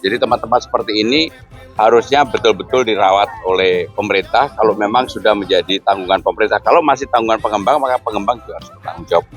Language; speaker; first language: Indonesian; native; Indonesian